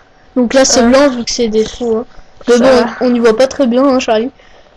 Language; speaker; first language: French; native; French